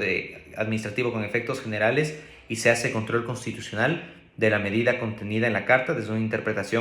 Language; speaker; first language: Spanish; native; Spanish